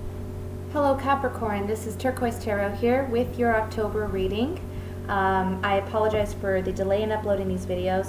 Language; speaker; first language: English; native; English